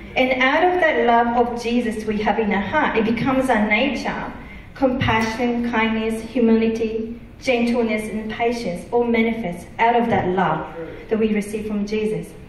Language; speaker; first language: English; non-native, fluent; Japanese